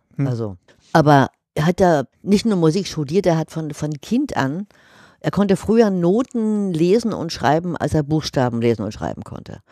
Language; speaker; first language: German; native; German